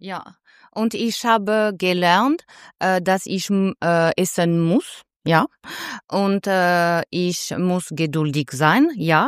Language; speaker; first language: German; non-native, learner; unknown